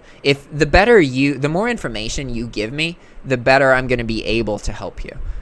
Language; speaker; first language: English; native; English